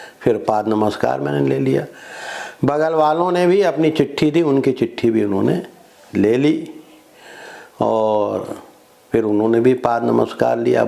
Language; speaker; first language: Hindi; native; Hindi